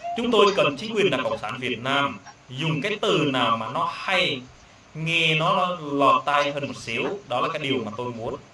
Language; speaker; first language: Vietnamese; non-native, local second language; Jarai